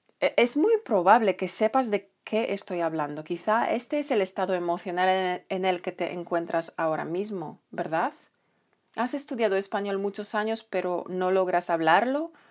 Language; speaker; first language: Spanish; non-native, fluent; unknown